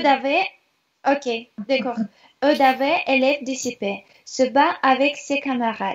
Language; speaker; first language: French; non-native, learner; Russian